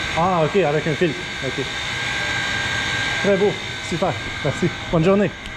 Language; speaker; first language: French; non-native, local second language; English